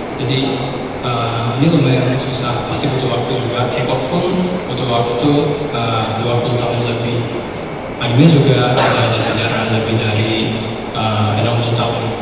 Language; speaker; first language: Indonesian; non-native, fluent; Japanese